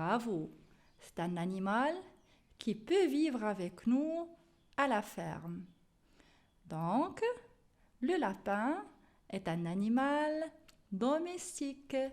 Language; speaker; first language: French; non-native, local second language; Arabic